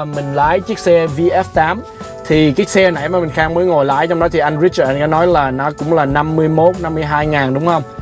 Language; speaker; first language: Vietnamese; early bilingual, heritage; Vietnamese